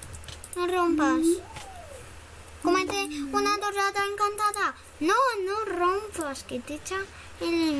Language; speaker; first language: Spanish; native; Spanish